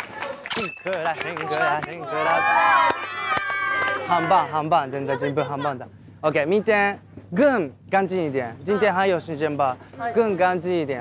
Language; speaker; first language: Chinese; non-native, fluent; Korean